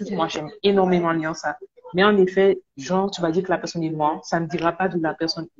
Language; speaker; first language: French; native; French